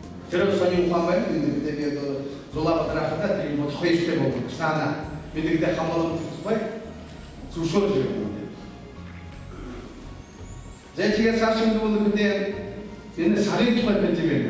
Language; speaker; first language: Mongolian; non-native, learner; Buriat